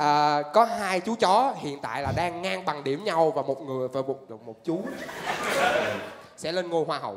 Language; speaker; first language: Vietnamese; native; Vietnamese